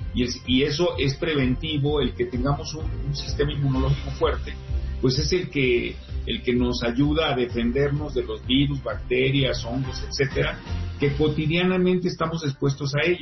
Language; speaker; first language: Spanish; native; Spanish